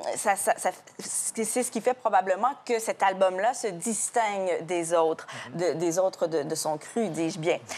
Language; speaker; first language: French; native; French